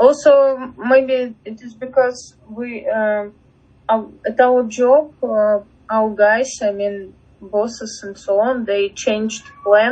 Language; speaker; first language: English; non-native, fluent; Russian